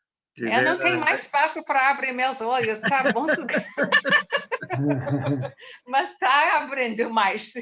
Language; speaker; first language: Portuguese; non-native, learner; English